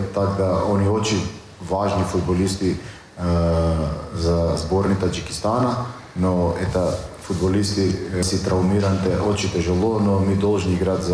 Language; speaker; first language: Russian; non-native, learner; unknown